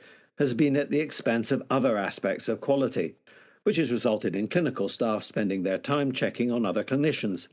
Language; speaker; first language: English; native; English